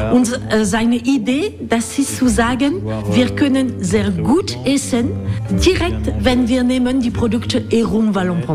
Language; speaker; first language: German; non-native, learner; French